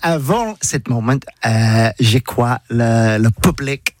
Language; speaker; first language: French; non-native, learner; English